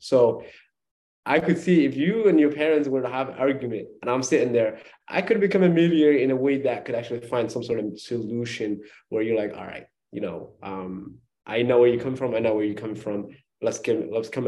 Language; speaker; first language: English; non-native, fluent; Somali